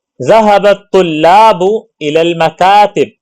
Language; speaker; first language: Arabic; non-native, fluent; Urdu